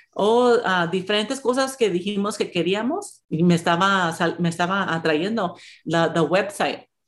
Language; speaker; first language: Spanish; early bilingual, heritage; Spanish